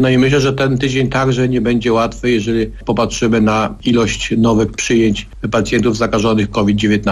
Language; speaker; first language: Polish; native; Polish